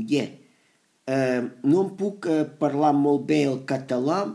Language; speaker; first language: Catalan; non-native, learner; Spanish